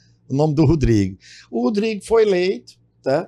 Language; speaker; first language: Portuguese; native; Portuguese